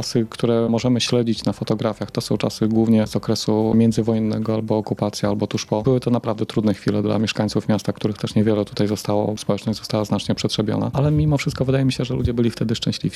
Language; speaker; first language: Polish; native; Polish